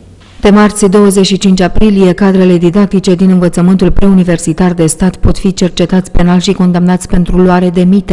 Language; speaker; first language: Romanian; native; Romanian